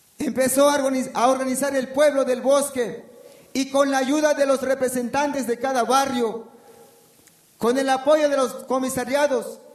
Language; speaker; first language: Spanish; non-native, local second language; Tzotzil